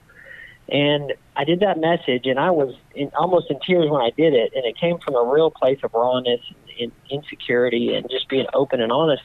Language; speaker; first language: English; native; English